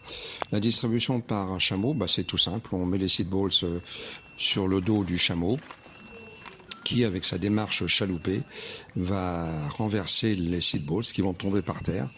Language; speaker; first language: French; native; French